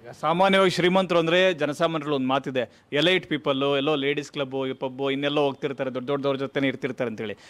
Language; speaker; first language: Kannada; native; Kannada